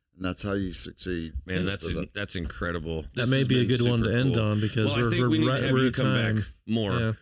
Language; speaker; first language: English; native; English